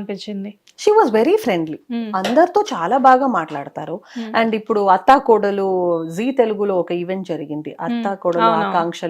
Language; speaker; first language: Telugu; non-native, local second language; Kannada